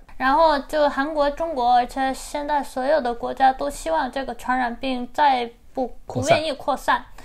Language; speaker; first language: Chinese; non-native, fluent; Korean